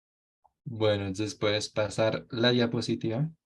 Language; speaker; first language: Spanish; non-native, fluent; French